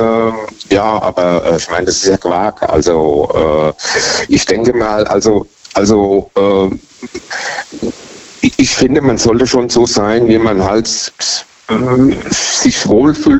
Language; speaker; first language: German; native; German